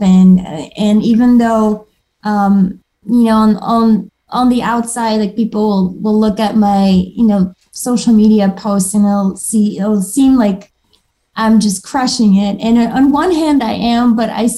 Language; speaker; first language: English; early bilingual, other home language; Romanian